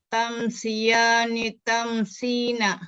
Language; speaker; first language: Arabic; non-native, learner; Indonesian